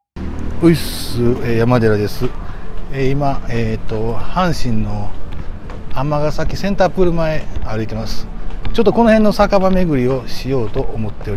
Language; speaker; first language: Japanese; native; Japanese